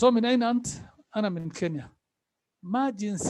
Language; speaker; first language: Arabic; non-native, fluent; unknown